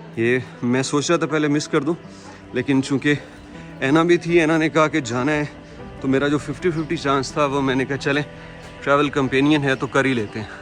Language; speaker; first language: Urdu; native; Urdu